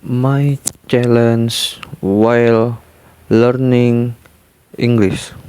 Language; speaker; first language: English; non-native, learner; Indonesian